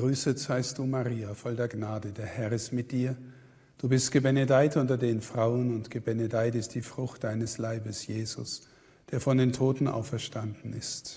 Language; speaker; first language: German; native; German